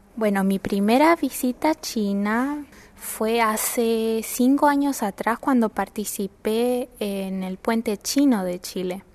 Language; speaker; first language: Spanish; native; Spanish